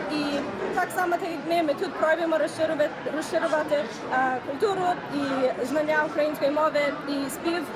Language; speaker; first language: Ukrainian; early bilingual, heritage; Ukrainian